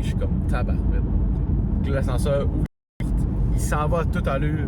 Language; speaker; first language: French; native; French